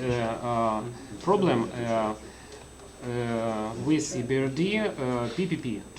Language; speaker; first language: English; non-native, learner; Russian